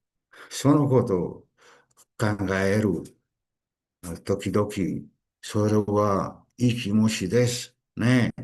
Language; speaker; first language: Japanese; non-native, learner; Spanish